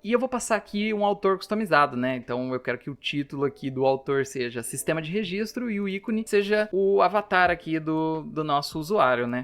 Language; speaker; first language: Portuguese; native; Portuguese